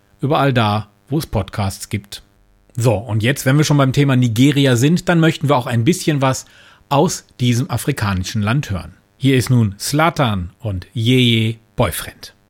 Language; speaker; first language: German; native; German